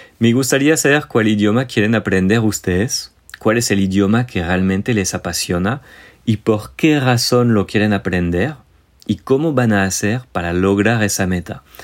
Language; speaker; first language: Spanish; non-native, fluent; French